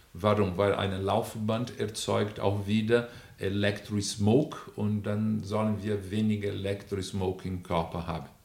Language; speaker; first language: German; non-native, fluent; Portuguese